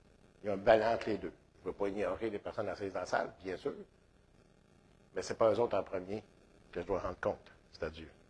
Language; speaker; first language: French; native; French